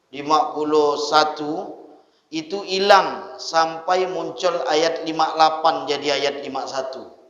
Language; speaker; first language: Malay; native; Malay